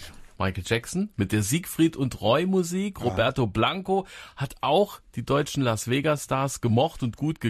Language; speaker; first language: German; native; German